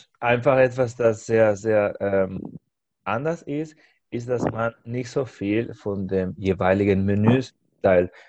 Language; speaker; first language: German; non-native, fluent; Spanish